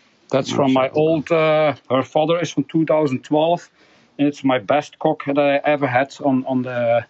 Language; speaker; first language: English; non-native, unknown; Dutch